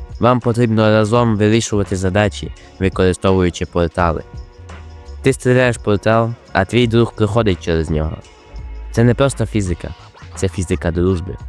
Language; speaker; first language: Ukrainian; native; Ukrainian